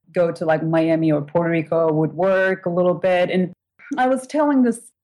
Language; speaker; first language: English; non-native, fluent; Turkish